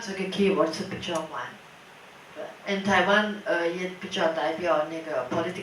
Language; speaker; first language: Chinese; non-native, fluent; Dutch